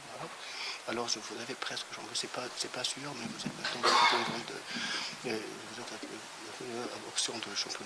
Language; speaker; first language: French; non-native, fluent; Arabic